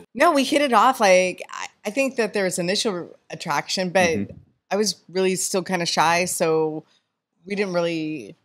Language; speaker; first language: English; native; English